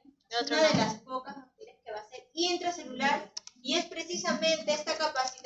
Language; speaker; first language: Spanish; native; Spanish